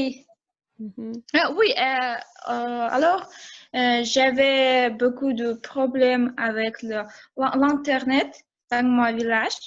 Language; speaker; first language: French; non-native, learner; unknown